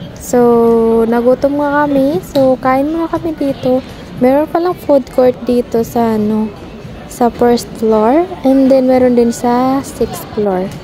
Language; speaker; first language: Filipino; native; Filipino